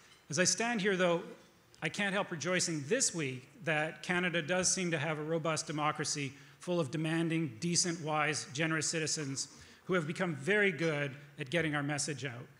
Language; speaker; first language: English; native; English